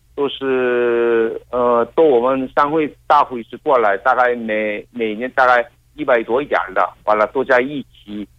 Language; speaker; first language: Chinese; non-native, fluent; Korean